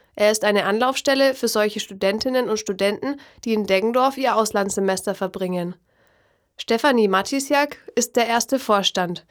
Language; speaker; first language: German; native; German